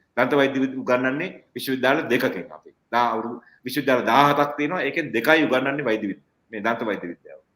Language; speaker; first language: Sinhala; non-native, local second language; Tamil